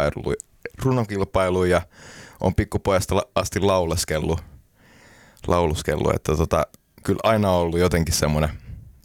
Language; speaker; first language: Finnish; early bilingual, heritage; Finnish